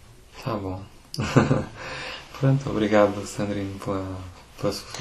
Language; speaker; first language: Portuguese; native; Portuguese